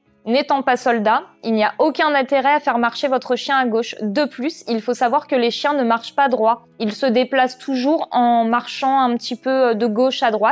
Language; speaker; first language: French; native; French